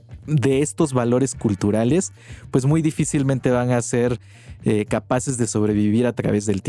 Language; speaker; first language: Spanish; native; Spanish